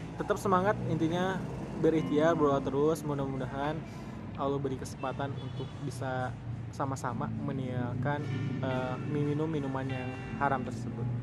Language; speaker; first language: Indonesian; native; Indonesian